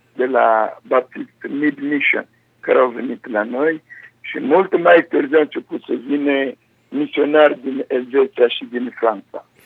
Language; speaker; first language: Romanian; non-native, fluent; Sango